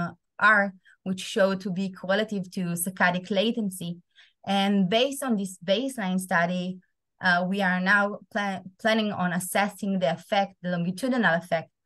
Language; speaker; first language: English; non-native, fluent; Hebrew